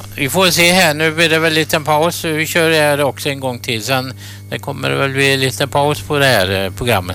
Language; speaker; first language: Swedish; native; Swedish